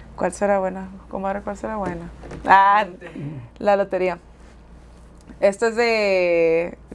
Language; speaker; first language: Spanish; native; Spanish